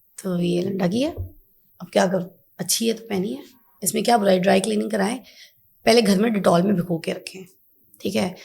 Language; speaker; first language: Urdu; native; Urdu